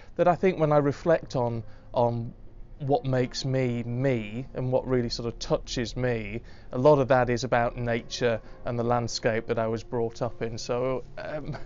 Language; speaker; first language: English; native; English